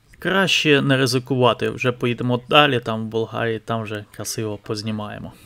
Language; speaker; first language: Ukrainian; non-native, local second language; Russian